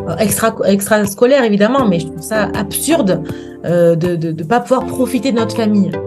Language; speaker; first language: French; native; French